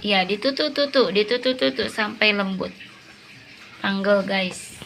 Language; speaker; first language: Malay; non-native, local second language; Sundanese